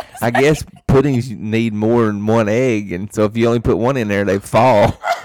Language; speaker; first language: English; native; English